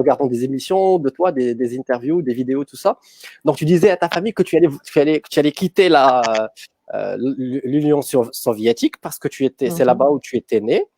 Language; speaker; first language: French; native; French